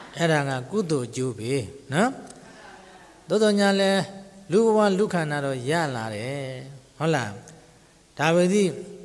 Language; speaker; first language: Burmese; native; Burmese